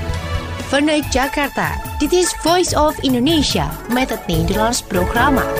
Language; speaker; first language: Dutch; non-native, fluent; Indonesian